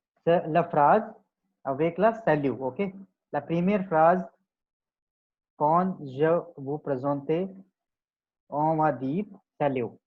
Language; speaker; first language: French; non-native, learner; Hindi